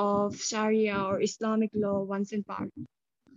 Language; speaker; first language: English; non-native, local second language; Tibetan